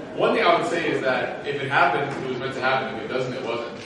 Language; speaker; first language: English; native; English